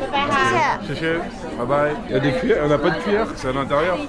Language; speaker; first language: French; native; French